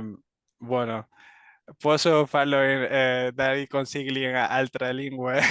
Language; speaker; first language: Italian; non-native, learner; Spanish